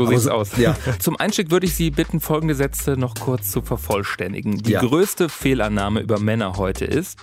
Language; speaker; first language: German; native; German